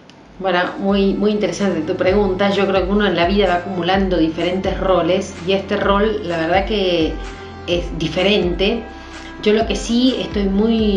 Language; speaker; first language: Spanish; native; Spanish